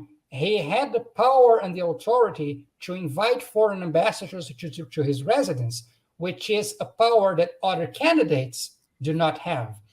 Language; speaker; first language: English; non-native, fluent; Portuguese